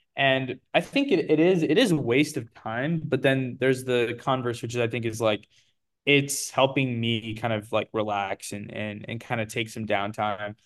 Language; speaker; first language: English; early bilingual, other home language; Portuguese